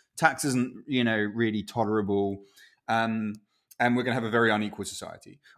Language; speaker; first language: English; non-native, local second language; Spanish